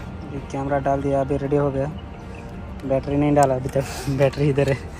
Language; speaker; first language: Hindi; non-native, local second language; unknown